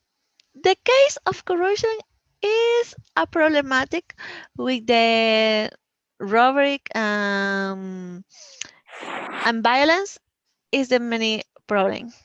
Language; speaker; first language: English; non-native, learner; Spanish